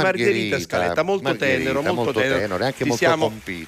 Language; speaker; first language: Italian; native; Italian